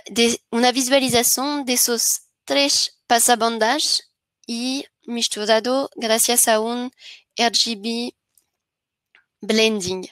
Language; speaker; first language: Spanish; non-native, learner; French